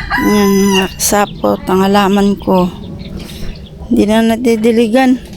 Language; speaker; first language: Filipino; non-native, local second language; Masbatenyo